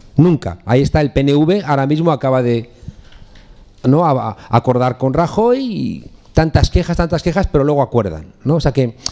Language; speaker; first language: Spanish; native; Spanish